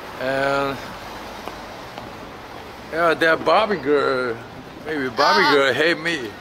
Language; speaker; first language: English; non-native, learner; Korean